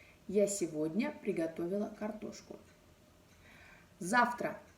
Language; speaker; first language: Russian; non-native, local second language; Bashkir